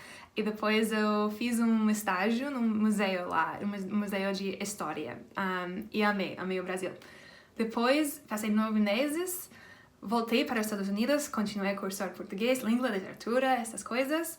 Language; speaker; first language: Portuguese; non-native, fluent; English